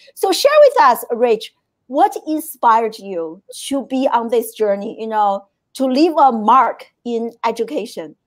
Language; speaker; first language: English; non-native, fluent; Chinese